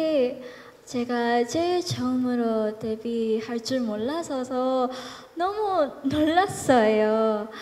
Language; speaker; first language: Korean; non-native, learner; Filipino